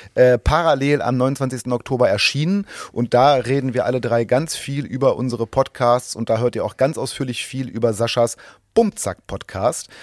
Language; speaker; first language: German; native; German